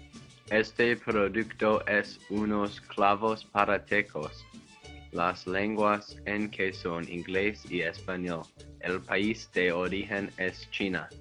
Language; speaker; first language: Spanish; non-native, learner; English